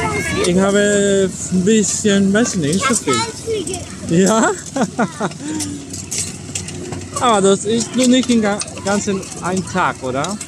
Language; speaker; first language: German; non-native, learner; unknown